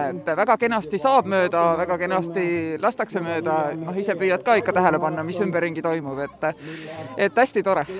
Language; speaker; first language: Estonian; native; Estonian